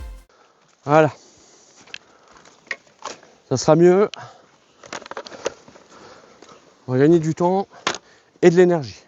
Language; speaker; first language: French; native; French